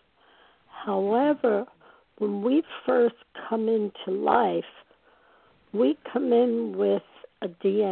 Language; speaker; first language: English; native; English